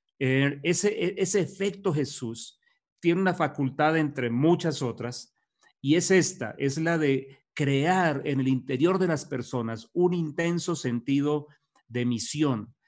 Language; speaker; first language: Spanish; native; Spanish